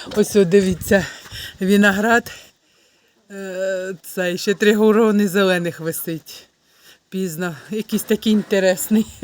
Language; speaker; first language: Ukrainian; non-native, local second language; Russian